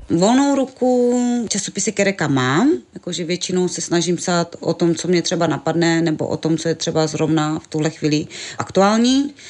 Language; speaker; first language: Czech; non-native, local second language; Romany